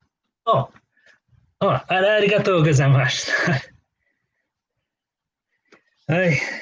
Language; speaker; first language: Japanese; non-native, learner; English